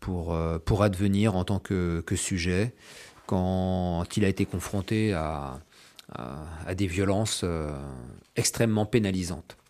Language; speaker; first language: French; native; French